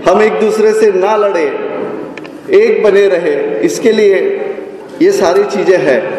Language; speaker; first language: Hindi; non-native, local second language; Marathi